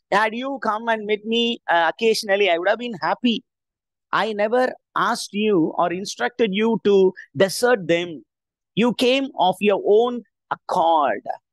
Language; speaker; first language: English; non-native, local second language; Tamil